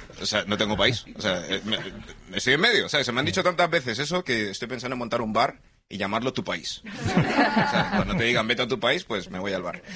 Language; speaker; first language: Spanish; early bilingual, other home language; English